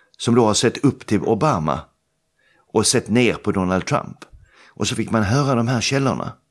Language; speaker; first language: Swedish; native; Swedish